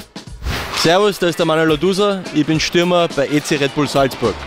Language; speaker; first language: German; native; German